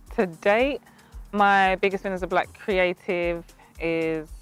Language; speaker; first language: English; native; English